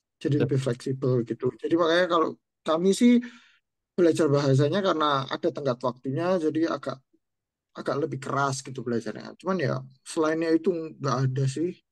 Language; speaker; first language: Indonesian; native; Indonesian